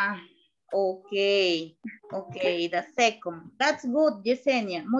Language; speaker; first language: English; non-native, learner; Spanish